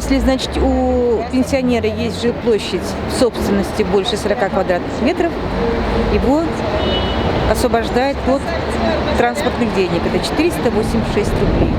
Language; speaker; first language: Russian; non-native, local second language; Tatar